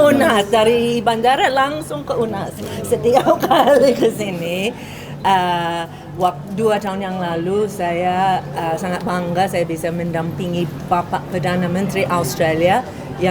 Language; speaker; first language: Indonesian; non-native, fluent; English